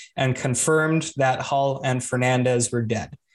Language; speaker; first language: English; native; English